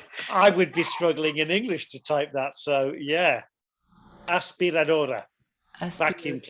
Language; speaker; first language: English; non-native, fluent; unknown